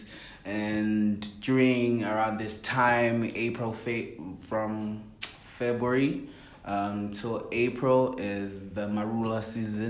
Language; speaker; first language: English; non-native, local second language; Swati